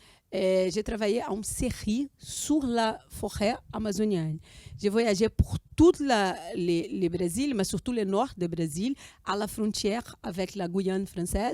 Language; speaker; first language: French; non-native, fluent; Portuguese